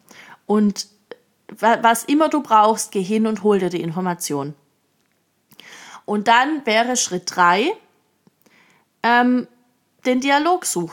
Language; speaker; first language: German; native; German